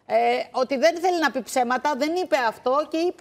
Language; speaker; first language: Greek; native; Greek